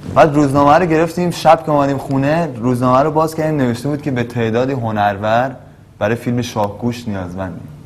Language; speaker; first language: Persian; native; Persian